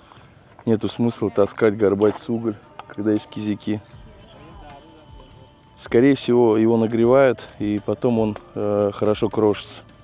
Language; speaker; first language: Russian; native; Russian